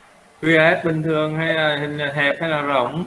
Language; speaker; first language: Vietnamese; native; Vietnamese